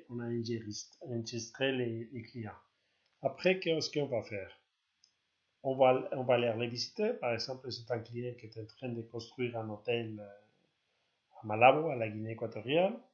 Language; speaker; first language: French; non-native, learner; Spanish